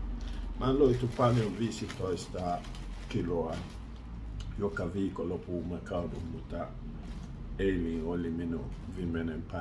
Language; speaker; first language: Finnish; non-native, learner; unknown